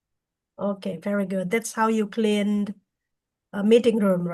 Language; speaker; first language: English; non-native, fluent; Indonesian